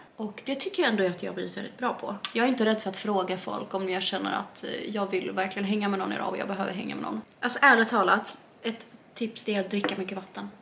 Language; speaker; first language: Swedish; native; Swedish